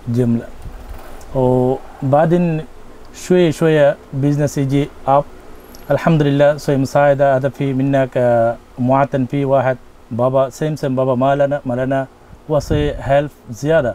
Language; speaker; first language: Arabic; non-native, learner; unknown